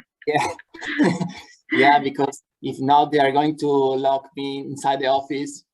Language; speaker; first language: English; non-native, fluent; Italian